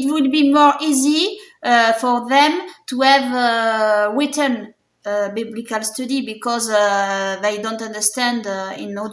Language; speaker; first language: English; non-native, learner; French